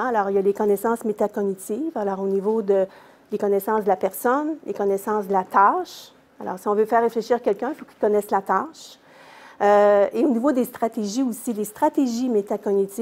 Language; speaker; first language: French; native; French